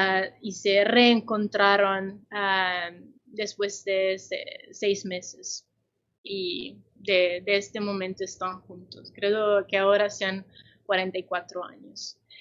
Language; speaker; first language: Spanish; non-native, fluent; Italian